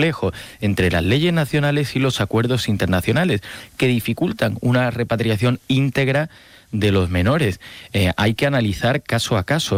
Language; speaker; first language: Spanish; native; Spanish